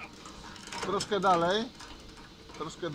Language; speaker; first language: Polish; native; Polish